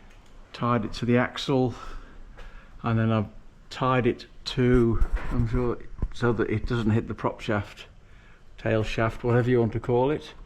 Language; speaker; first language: English; native; English